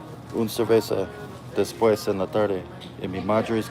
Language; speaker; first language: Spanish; early bilingual, heritage; English